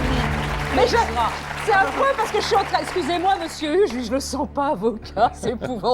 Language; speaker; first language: French; native; French